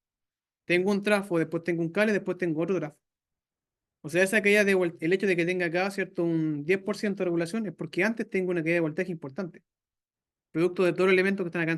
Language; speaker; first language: Spanish; native; Spanish